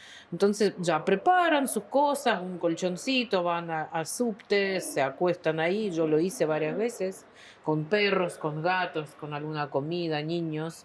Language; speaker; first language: Spanish; non-native, fluent; Ukrainian